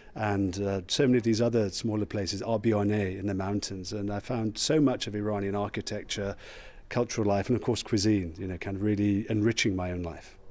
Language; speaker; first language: English; native; English